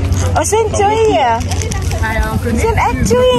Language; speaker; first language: Dutch; non-native, learner; Filipino